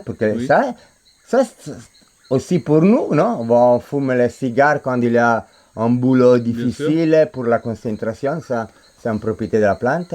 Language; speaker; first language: French; non-native, fluent; Spanish